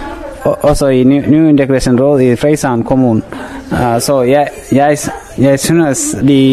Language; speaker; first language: Danish; non-native, fluent; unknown